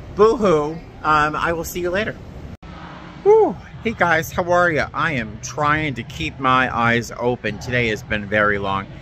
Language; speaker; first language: English; native; English